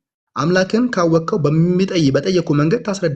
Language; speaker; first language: Amharic; native; Amharic